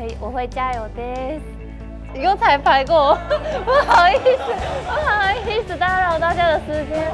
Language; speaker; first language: Chinese; non-native, fluent; Japanese